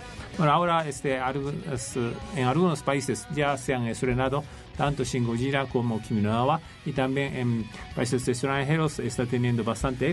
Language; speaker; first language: Spanish; non-native, fluent; Japanese